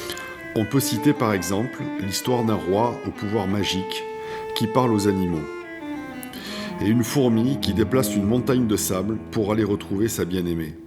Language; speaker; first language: French; native; French